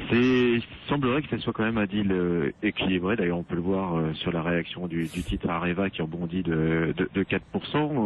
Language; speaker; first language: French; native; French